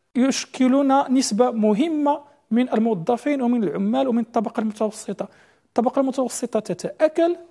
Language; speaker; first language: Arabic; native; Arabic